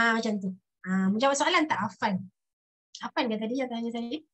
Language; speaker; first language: Malay; native; Malay